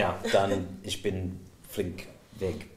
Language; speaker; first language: German; non-native, fluent; English